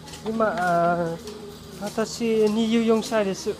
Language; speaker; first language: Japanese; non-native, learner; Vietnamese